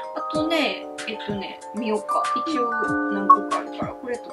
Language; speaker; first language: Japanese; native; Japanese